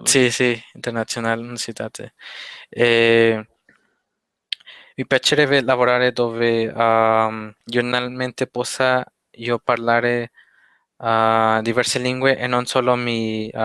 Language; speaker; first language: Italian; non-native, learner; Spanish